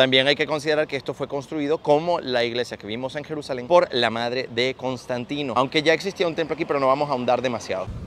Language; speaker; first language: Spanish; native; Spanish